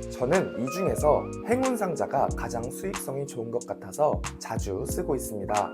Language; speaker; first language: Korean; native; Korean